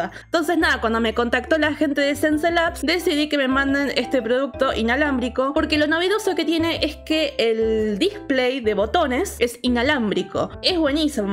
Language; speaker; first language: Spanish; native; Spanish